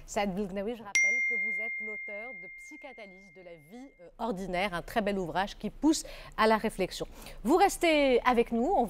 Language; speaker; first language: French; non-native, local second language; Arabic